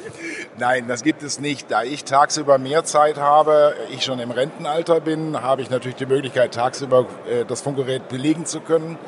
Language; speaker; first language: German; native; German